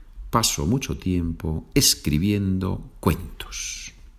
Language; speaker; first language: Spanish; native; Spanish